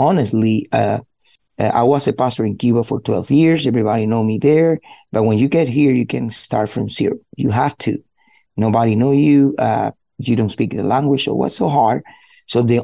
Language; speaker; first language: English; non-native, fluent; Spanish